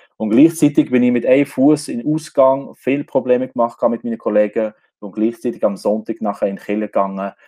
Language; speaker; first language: German; non-native, fluent; Albanian